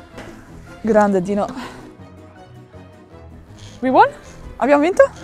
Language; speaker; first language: Italian; non-native, learner; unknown